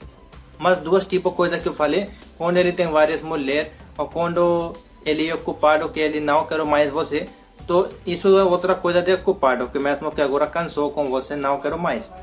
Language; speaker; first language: Portuguese; non-native, learner; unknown